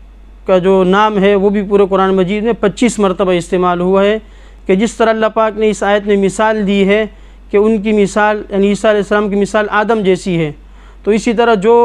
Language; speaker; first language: Urdu; native; Urdu